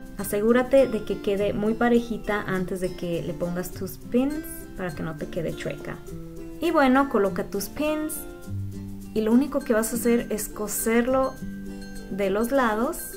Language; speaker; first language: Spanish; native; Spanish